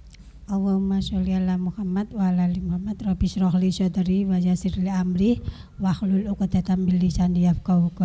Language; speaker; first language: Indonesian; native; Indonesian